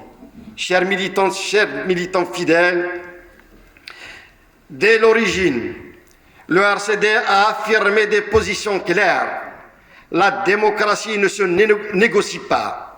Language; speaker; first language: French; non-native, local second language; Kabyle